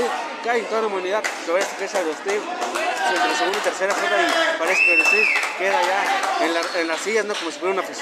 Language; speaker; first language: Spanish; native; Spanish